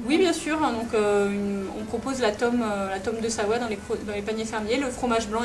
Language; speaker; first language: French; native; French